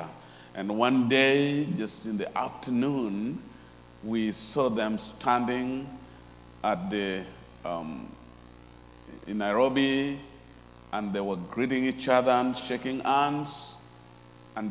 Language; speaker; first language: English; non-native, local second language; Luo (Kenya and Tanzania)